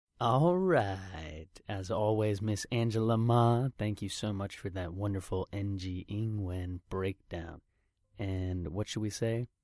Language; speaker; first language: English; native; English